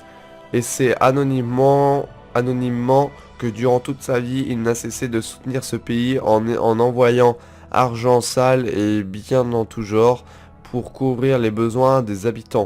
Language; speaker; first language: French; native; French